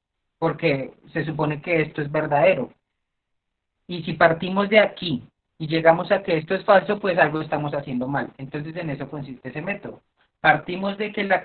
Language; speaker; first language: Spanish; native; Spanish